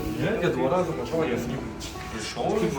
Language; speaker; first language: Russian; non-native, learner; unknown